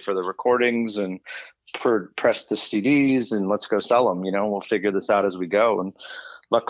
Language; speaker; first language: English; native; English